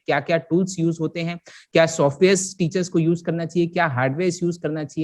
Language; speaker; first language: Hindi; native; Hindi